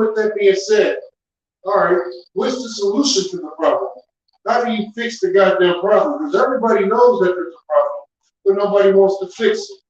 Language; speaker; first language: English; native; English